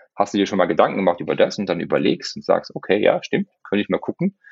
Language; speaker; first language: German; non-native, local second language; Luxembourgish